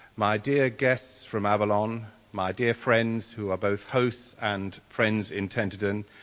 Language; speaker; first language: English; native; English